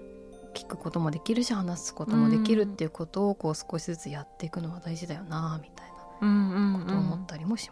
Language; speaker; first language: Japanese; native; Japanese